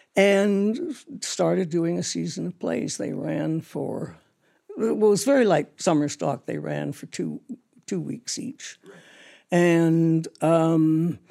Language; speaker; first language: English; native; English